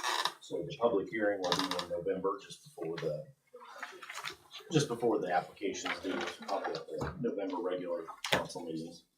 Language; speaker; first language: English; native; English